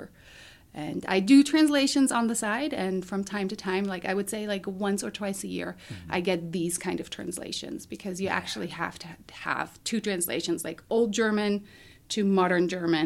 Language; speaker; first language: English; non-native, fluent; German